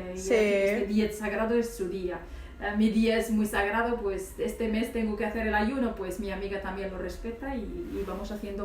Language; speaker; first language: Spanish; non-native, local second language; Arabic